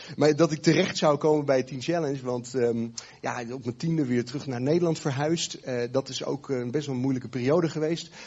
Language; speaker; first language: Dutch; early bilingual, heritage; Dutch